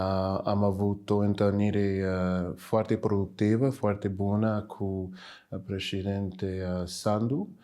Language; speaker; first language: Romanian; non-native, learner; English